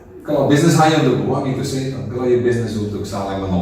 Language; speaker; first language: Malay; non-native, fluent; Dutch